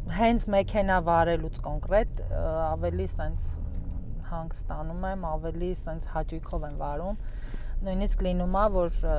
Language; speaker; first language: Armenian; native; Armenian